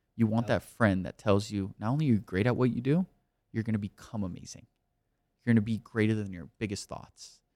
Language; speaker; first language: English; native; English